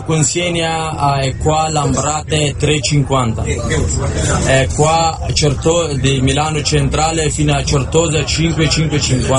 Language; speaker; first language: Italian; non-native, learner; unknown